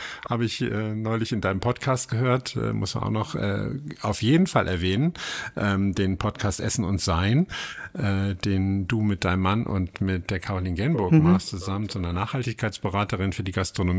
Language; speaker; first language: German; native; German